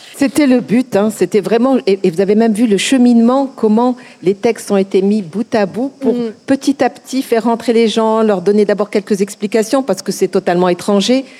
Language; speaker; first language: French; non-native, local second language; Arabic